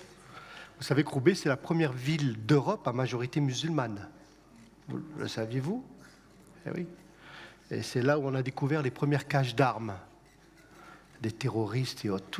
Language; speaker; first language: French; native; French